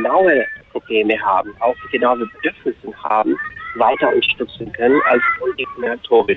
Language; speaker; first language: German; non-native, fluent; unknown